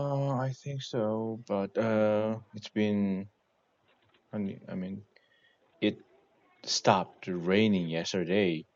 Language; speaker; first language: English; non-native, learner; Korean